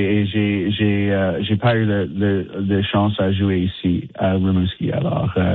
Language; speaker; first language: French; non-native, fluent; English